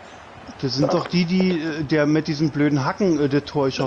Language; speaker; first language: German; native; German